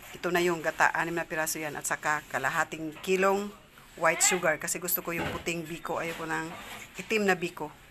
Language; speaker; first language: Filipino; non-native, local second language; Cebuano